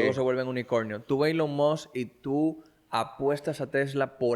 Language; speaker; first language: Spanish; native; Spanish